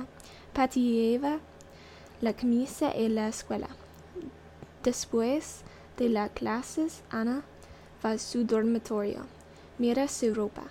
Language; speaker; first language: Spanish; non-native, learner; English